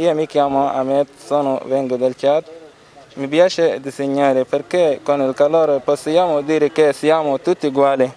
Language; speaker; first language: Italian; non-native, learner; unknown